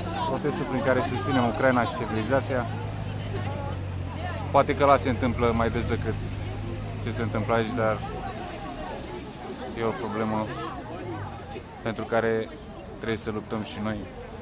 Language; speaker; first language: Romanian; native; Romanian